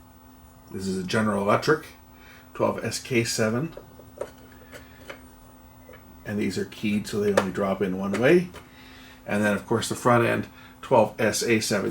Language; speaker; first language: English; native; English